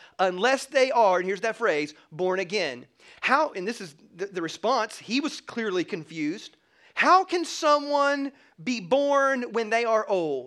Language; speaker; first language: English; native; English